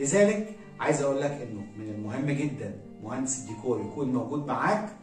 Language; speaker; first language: Arabic; native; Arabic